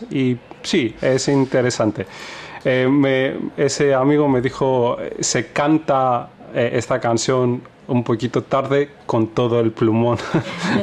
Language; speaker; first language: Spanish; non-native, fluent; Greek